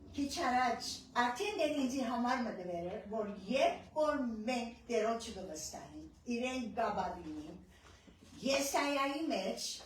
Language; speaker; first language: Armenian; early bilingual, heritage; Armenian